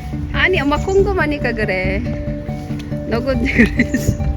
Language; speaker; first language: Korean; non-native, learner; Filipino